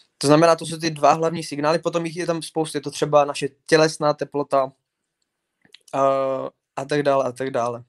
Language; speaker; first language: Czech; native; Czech